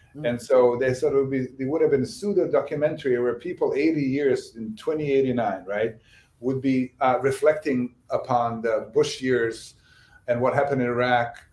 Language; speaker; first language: English; non-native, fluent; Bosnian